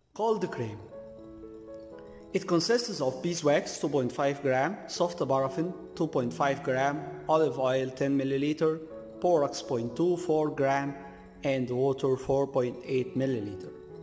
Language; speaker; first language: English; non-native, fluent; Arabic